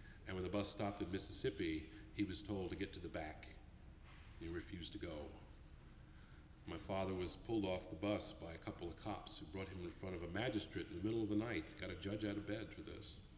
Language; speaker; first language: English; native; English